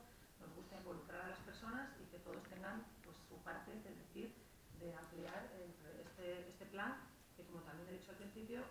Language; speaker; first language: Spanish; native; Spanish